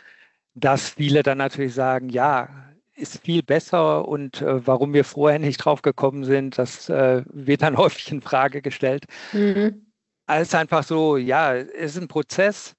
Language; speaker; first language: German; native; German